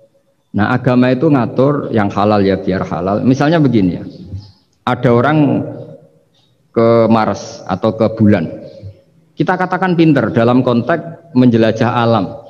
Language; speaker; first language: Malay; non-native, local second language; Javanese